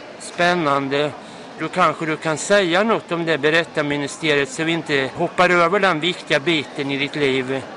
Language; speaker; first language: Swedish; native; Swedish